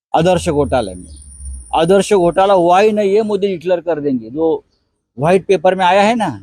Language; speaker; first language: Hindi; non-native, local second language; Marathi